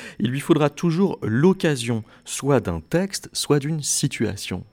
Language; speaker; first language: French; native; French